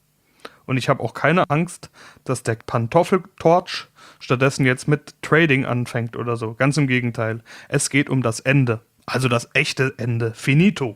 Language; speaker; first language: German; native; German